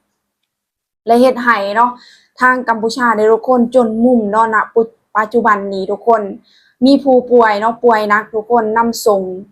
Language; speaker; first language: Thai; non-native, local second language; Lao